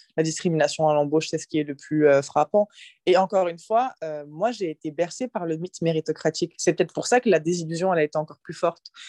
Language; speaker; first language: French; early bilingual, other home language; Arabic